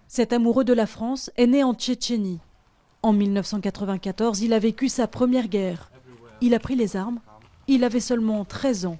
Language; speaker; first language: French; native; French